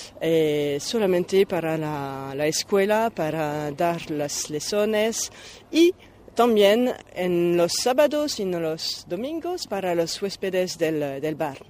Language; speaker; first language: Spanish; non-native, fluent; French